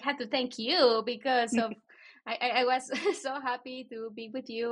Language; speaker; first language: English; non-native, fluent; Spanish